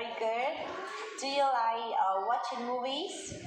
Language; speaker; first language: English; non-native, fluent; Vietnamese